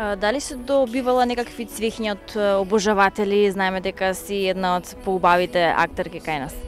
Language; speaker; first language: Macedonian; native; Macedonian